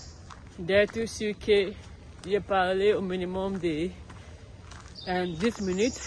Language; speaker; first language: French; non-native, learner; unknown